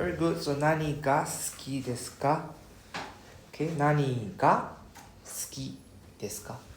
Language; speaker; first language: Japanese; non-native, fluent; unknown